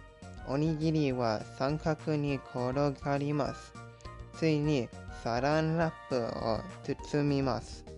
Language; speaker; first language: Japanese; non-native, learner; English